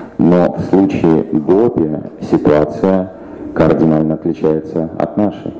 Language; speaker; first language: Russian; native; Russian